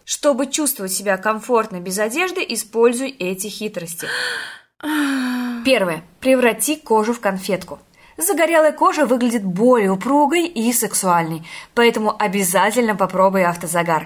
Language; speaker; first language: Russian; native; Russian